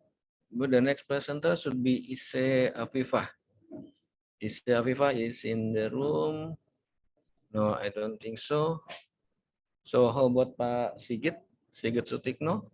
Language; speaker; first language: English; non-native, fluent; Indonesian